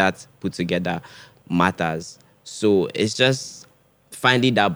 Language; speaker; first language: English; non-native, local second language; Igbo